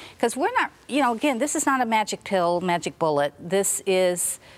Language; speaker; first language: English; native; English